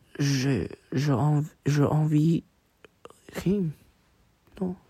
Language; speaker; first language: French; non-native, learner; Chinese